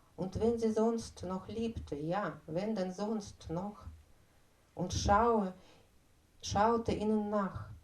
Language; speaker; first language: German; non-native, fluent; Russian